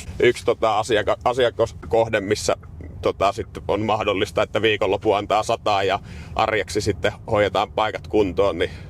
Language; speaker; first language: Finnish; native; Finnish